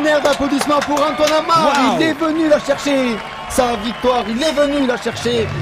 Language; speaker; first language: French; native; French